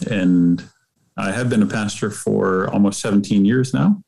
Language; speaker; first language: English; native; English